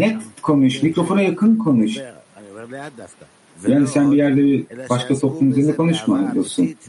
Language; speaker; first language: Turkish; native; Turkish